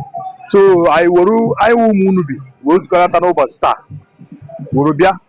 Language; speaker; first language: Igbo; native; Igbo